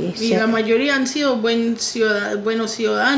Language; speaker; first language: Spanish; non-native, fluent; English